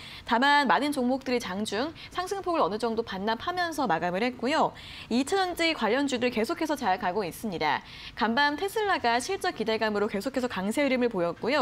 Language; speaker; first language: Korean; native; Korean